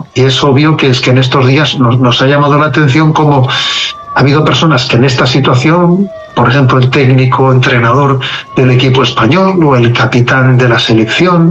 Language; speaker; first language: Spanish; native; Spanish